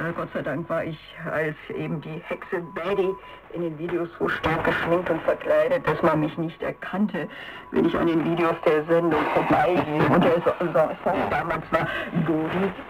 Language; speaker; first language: German; native; German